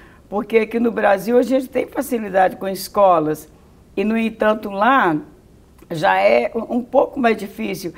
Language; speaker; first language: Portuguese; native; Portuguese